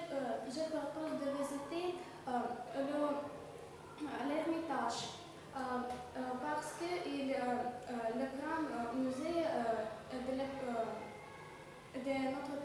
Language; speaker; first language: French; non-native, learner; Russian